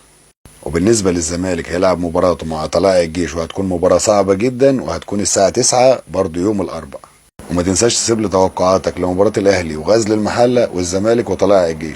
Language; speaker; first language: Arabic; native; Arabic